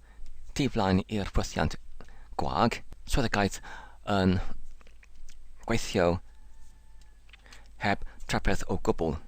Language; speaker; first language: Welsh; non-native, learner; English